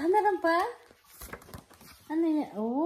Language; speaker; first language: German; non-native, learner; Filipino